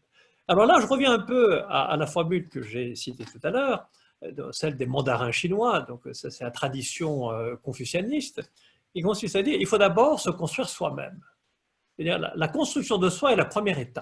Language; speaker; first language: French; native; French